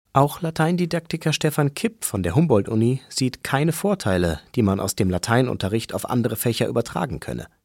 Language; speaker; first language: German; native; German